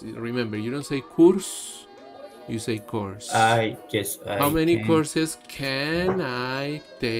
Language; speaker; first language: English; non-native, fluent; Spanish